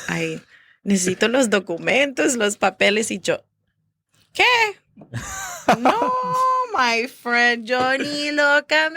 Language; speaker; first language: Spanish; early bilingual, heritage; Spanish